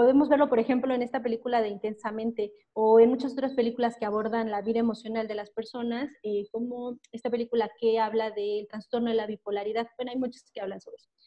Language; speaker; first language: Spanish; native; Spanish